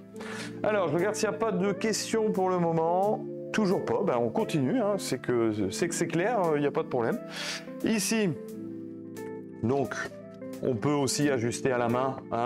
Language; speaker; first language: French; native; French